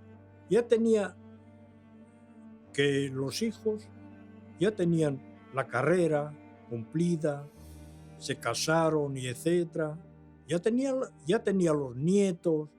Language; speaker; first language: Spanish; early bilingual, other home language; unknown